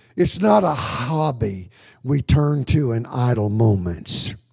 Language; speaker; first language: English; native; English